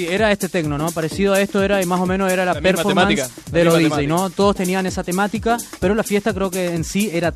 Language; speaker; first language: Spanish; native; Spanish